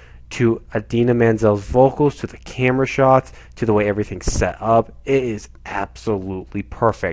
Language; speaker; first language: English; native; English